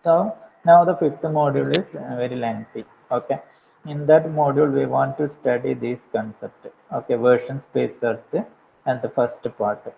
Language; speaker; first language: English; non-native, local second language; Malayalam